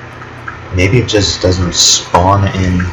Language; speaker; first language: English; native; English